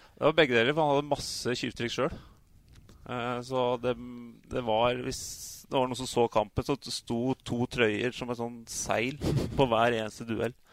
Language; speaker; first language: Norwegian; native; Norwegian